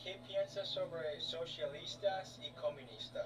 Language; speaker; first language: Spanish; non-native, learner; English